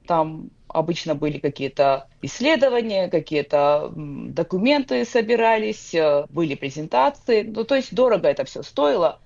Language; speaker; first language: Russian; non-native, local second language; Georgian